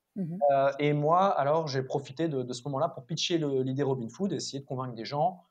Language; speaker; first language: French; native; French